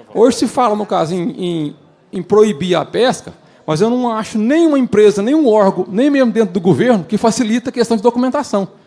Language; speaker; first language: Portuguese; native; Portuguese